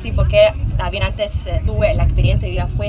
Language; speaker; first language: Spanish; non-native, fluent; Russian